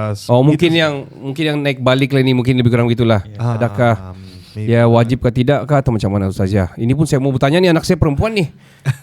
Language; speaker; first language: Malay; native; Malay